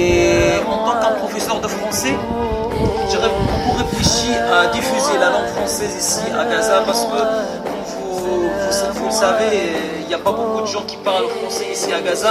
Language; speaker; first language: French; non-native, fluent; Arabic